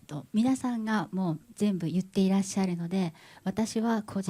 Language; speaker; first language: Japanese; native; Japanese